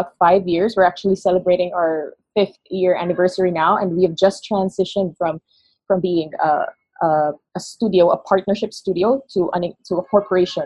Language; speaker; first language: English; non-native, local second language; Hiligaynon